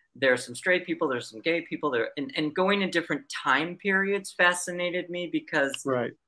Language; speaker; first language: English; native; English